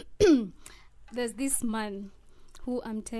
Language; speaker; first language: English; non-native, local second language; Luo (Kenya and Tanzania)